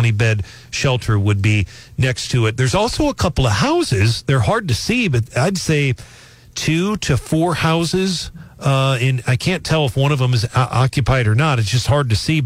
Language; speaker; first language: English; native; English